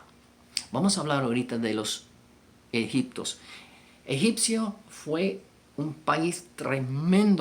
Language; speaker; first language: Spanish; non-native, fluent; English